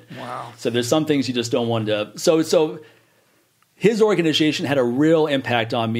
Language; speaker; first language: English; native; English